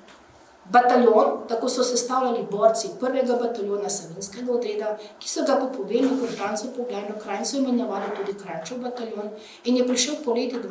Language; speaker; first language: Slovenian; native; Slovenian